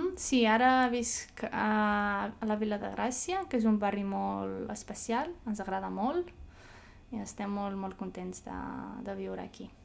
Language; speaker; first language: Catalan; non-native, fluent; Greek